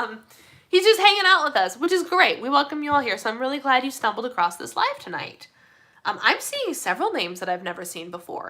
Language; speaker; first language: English; native; English